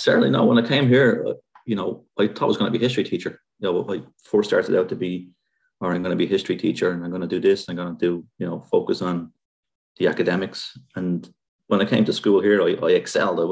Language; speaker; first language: English; native; English